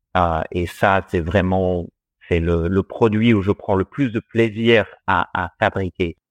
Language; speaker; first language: French; early bilingual, heritage; English